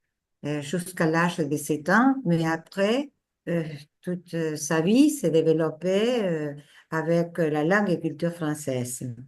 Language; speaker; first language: French; non-native, fluent; Spanish